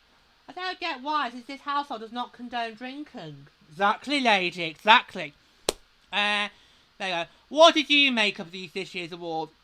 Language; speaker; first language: English; native; English